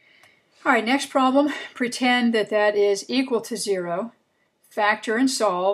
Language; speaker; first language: English; native; English